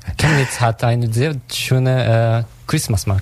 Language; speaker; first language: German; non-native, learner; Japanese